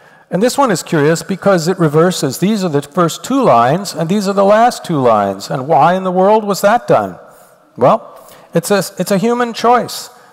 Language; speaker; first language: English; native; English